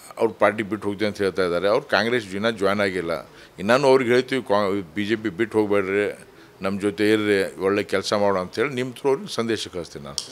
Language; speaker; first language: Kannada; non-native, local second language; Lambadi